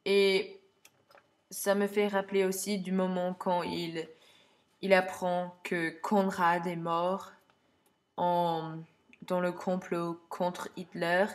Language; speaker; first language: French; non-native, learner; English